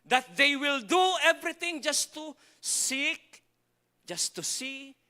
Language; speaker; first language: English; non-native, local second language; Filipino